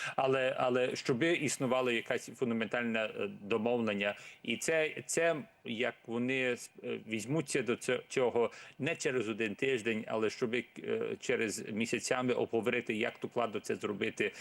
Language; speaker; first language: Ukrainian; early bilingual, heritage; Ukrainian